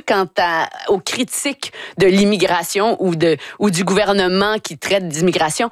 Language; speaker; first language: French; native; French